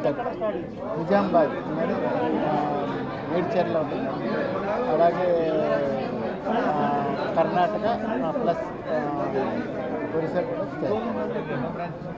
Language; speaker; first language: Telugu; native; Telugu